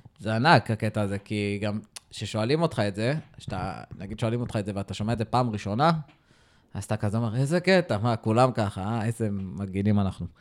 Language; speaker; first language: Hebrew; native; Hebrew